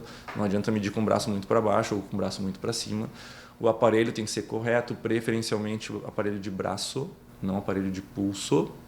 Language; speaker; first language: Portuguese; native; Portuguese